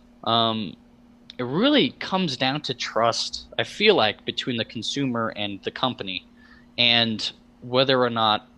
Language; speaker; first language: English; native; English